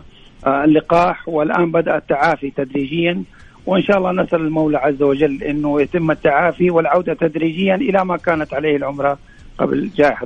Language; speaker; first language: Arabic; native; Arabic